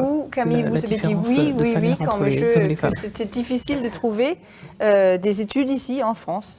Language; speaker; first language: French; non-native, fluent; Danish